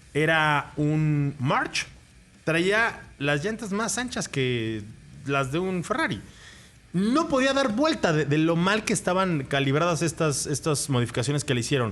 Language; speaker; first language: Spanish; native; Spanish